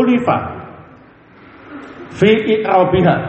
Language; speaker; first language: Arabic; non-native, fluent; Indonesian